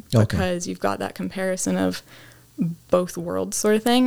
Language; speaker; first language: English; native; English